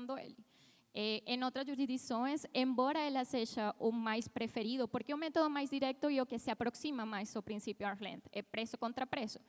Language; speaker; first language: Portuguese; non-native, fluent; Spanish